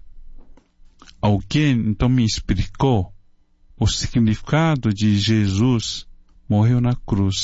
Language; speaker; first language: Portuguese; non-native, fluent; Chinese